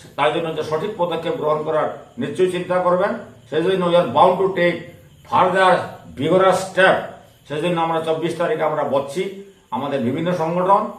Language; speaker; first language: Bangla; non-native, local second language; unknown